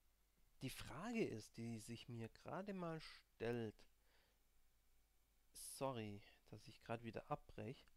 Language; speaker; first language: German; native; German